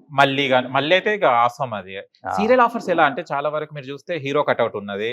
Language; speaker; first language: Telugu; native; Telugu